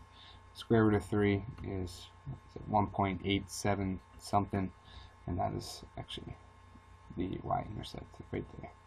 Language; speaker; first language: English; native; English